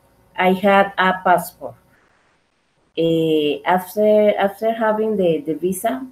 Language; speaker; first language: English; non-native, learner; Spanish